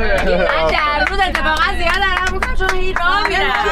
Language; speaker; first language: Persian; native; Persian